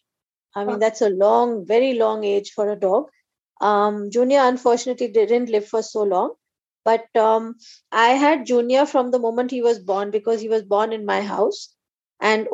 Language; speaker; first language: English; non-native, local second language; Hindi